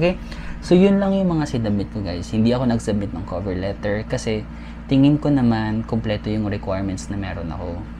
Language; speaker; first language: Filipino; native; Filipino